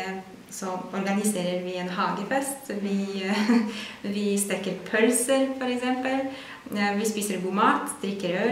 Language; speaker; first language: Norwegian; non-native, fluent; Polish